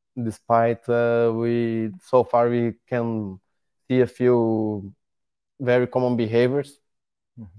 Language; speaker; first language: English; non-native, learner; Portuguese